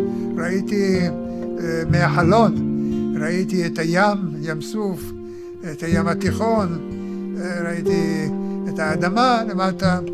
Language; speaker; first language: Hebrew; early bilingual, other home language; Arabic